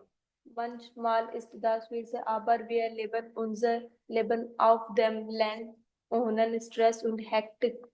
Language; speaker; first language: German; non-native, learner; Hindi